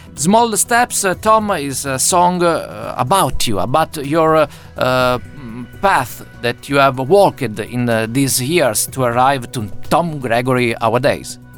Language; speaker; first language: English; non-native, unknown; Italian